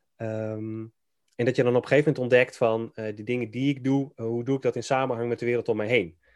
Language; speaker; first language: Dutch; native; Dutch